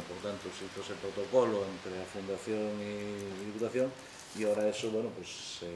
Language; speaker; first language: Spanish; native; Spanish